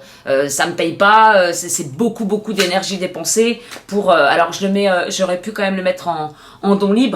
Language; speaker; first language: French; native; French